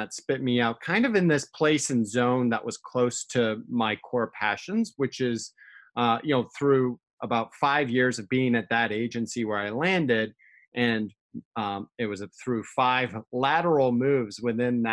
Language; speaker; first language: English; native; English